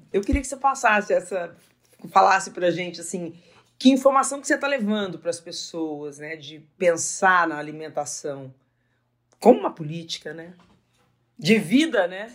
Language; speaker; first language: Portuguese; native; Portuguese